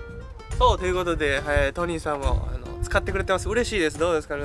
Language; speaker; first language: Japanese; native; Japanese